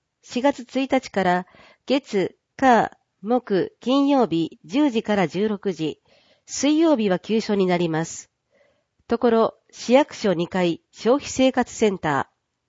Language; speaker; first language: Japanese; native; Japanese